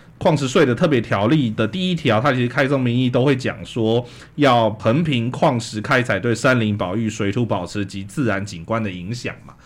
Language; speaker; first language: Chinese; native; Chinese